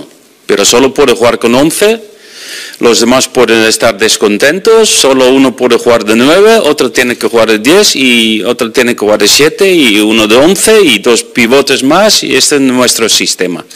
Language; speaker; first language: Spanish; non-native, fluent; Dutch